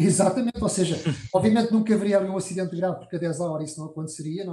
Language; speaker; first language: Portuguese; native; Portuguese